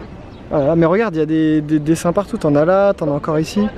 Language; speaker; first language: French; native; French